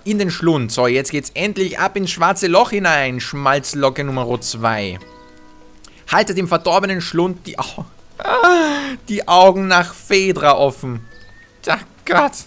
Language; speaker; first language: German; native; German